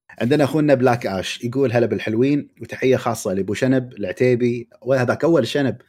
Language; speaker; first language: Arabic; native; Arabic